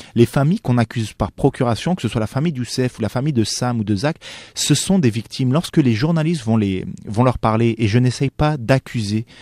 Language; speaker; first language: French; non-native, local second language; Arabic